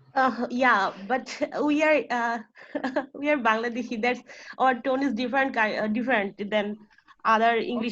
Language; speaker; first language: English; non-native, learner; Bangla